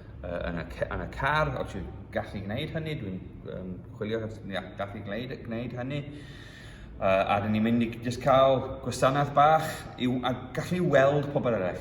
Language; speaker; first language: Welsh; early bilingual, heritage; Welsh